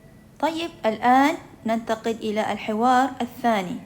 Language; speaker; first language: Arabic; non-native, fluent; Malay